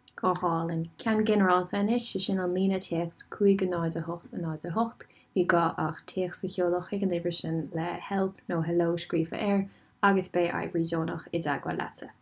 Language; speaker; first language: Irish; non-native, local second language; English